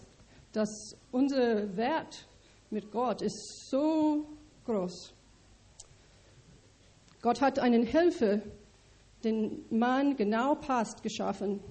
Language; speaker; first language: German; non-native, learner; English